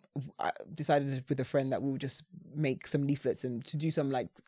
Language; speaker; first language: English; native; English